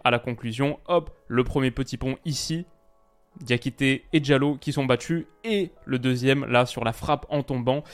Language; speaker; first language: French; native; French